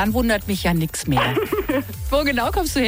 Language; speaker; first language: German; native; German